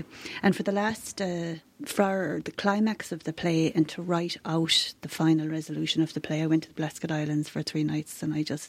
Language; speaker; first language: English; native; English